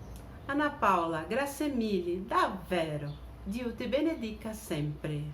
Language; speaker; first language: Italian; non-native, learner; Portuguese